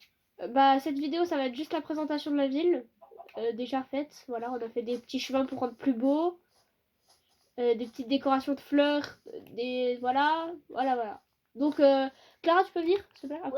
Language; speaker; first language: French; native; French